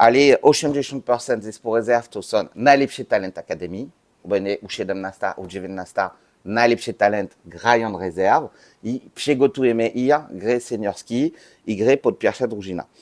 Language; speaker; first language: Polish; non-native, learner; French